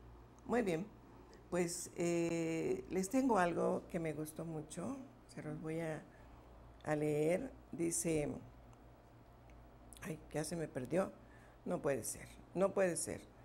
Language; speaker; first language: Spanish; native; Spanish